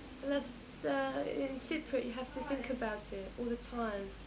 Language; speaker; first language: English; early bilingual, other home language; Greek